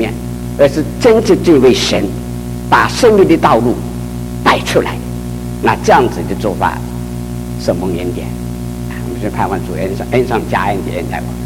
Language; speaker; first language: Chinese; native; Chinese